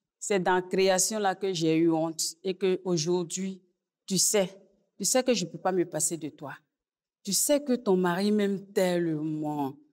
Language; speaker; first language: French; native; French